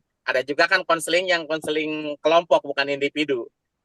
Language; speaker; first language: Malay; non-native, local second language; Sundanese